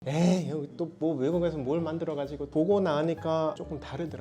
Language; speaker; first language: Korean; non-native, fluent; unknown